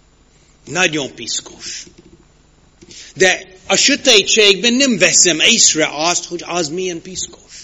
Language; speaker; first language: Hungarian; non-native, fluent; English